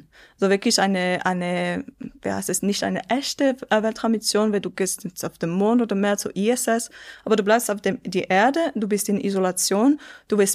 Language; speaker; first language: German; non-native, local second language; French